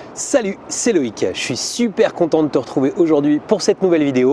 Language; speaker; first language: French; native; French